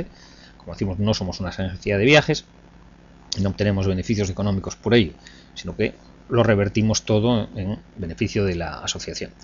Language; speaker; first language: Spanish; native; Spanish